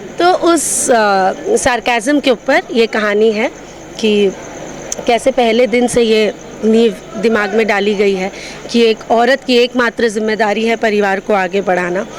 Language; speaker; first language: Hindi; non-native, local second language; Bhojpuri